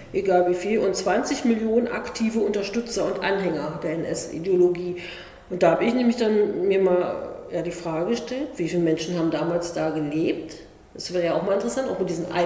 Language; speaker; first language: German; native; German